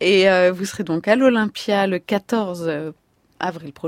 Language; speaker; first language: French; native; French